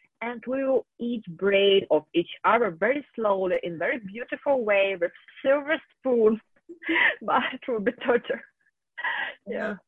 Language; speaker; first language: English; non-native, fluent; Russian